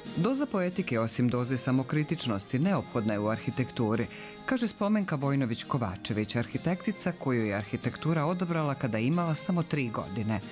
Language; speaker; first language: Croatian; native; Croatian